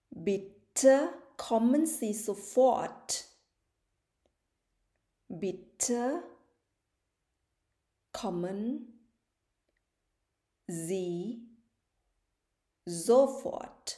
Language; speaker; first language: German; non-native, fluent; Thai